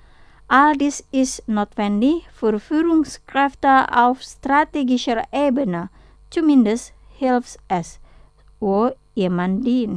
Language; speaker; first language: German; non-native, fluent; Indonesian